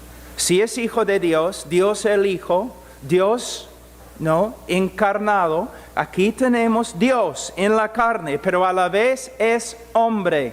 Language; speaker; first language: Spanish; non-native, fluent; English